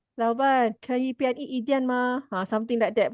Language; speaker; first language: Chinese; non-native, fluent; Malay